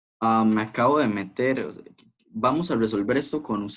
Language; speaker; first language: Spanish; native; Spanish